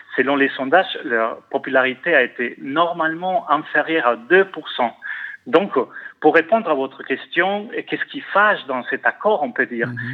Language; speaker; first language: French; non-native, fluent; Spanish